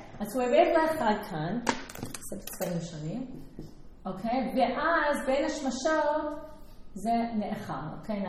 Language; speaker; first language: Hebrew; non-native, fluent; English